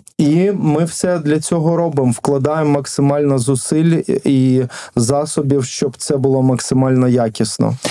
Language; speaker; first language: Ukrainian; non-native, local second language; Russian